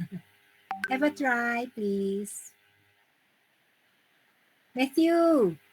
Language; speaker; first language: English; non-native, fluent; Indonesian